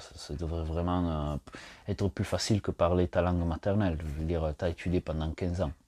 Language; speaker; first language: French; non-native, fluent; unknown